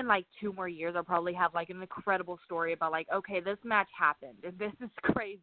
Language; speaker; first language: English; native; English